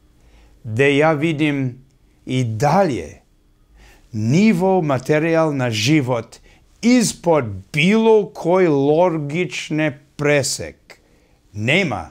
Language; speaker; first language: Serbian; early bilingual, heritage; English